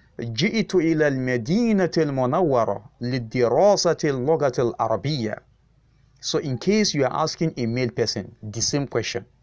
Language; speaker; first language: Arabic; non-native, fluent; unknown